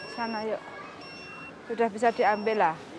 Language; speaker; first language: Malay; non-native, local second language; Javanese